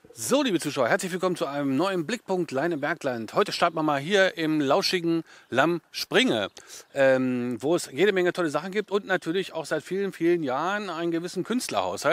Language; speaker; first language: German; native; German